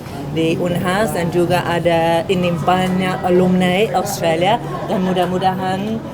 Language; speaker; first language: Indonesian; non-native, fluent; English